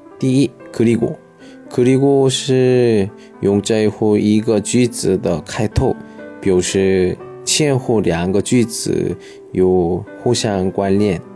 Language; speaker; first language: Chinese; non-native, learner; Korean